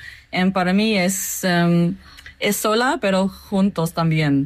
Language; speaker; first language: Spanish; non-native, learner; English